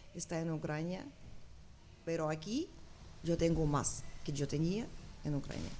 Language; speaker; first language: Spanish; non-native, learner; Ukrainian